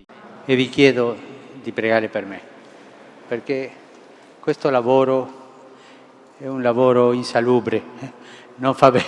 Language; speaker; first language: Italian; non-native, fluent; Spanish